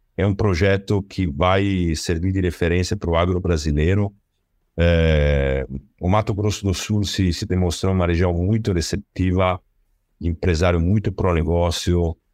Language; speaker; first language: Portuguese; non-native, fluent; Italian